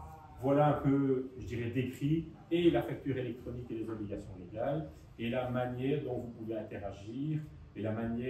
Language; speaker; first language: French; native; French